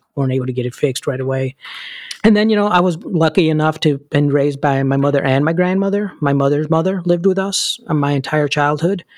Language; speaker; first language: English; early bilingual, other home language; Spanish